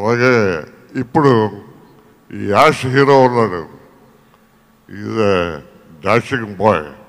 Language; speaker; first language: Telugu; native; Telugu